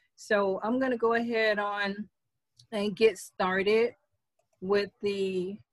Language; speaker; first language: English; native; English